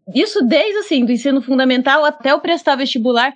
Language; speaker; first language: Portuguese; native; Portuguese